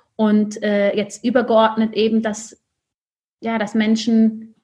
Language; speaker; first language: German; native; German